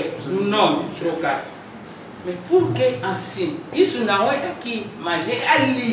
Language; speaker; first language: Portuguese; non-native, local second language; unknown